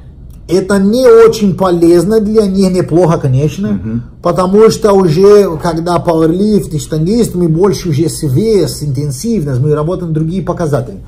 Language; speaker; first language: Russian; non-native, learner; Portuguese